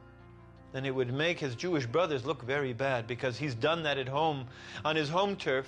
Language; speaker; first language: English; native; English